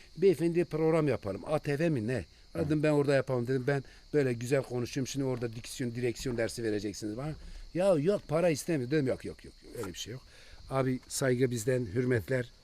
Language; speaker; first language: Turkish; non-native, local second language; Kurdish